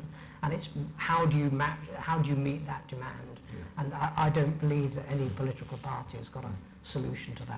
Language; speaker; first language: English; native; English